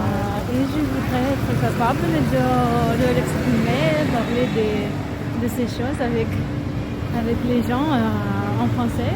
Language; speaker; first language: French; non-native, learner; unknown